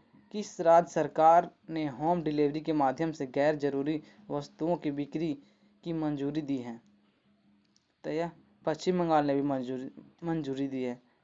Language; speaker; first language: Hindi; native; Hindi